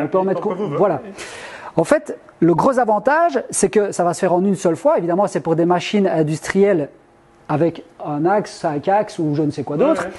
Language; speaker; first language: French; native; French